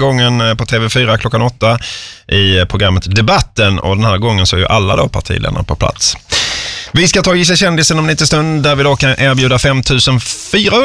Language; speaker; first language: Swedish; native; Swedish